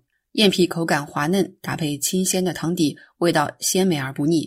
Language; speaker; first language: Chinese; native; Chinese